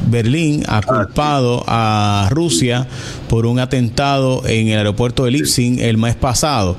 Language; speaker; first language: Spanish; native; Spanish